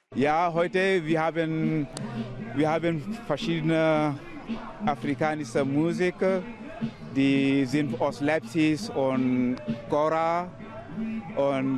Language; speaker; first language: German; non-native, learner; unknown